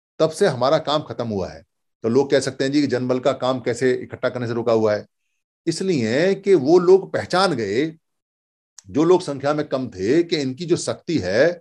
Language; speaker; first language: Hindi; native; Hindi